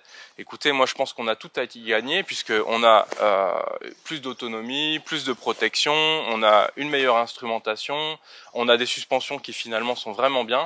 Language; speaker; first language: French; native; French